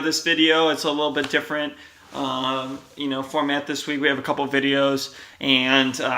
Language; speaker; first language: English; native; English